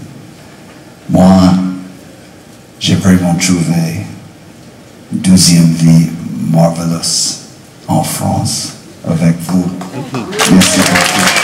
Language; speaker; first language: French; non-native, learner; English